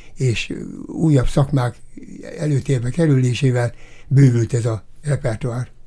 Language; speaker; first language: Hungarian; native; Hungarian